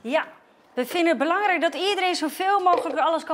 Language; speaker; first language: Dutch; native; Dutch